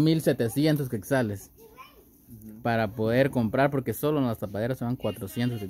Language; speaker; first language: Spanish; native; Spanish